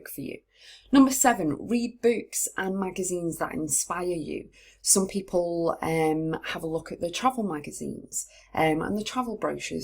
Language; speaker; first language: English; native; English